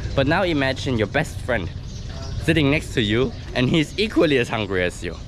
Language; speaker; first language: English; non-native, fluent; German